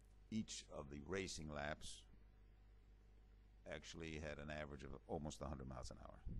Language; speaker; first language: English; early bilingual, other home language; Italian